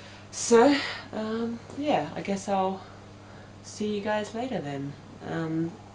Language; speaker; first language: English; native; English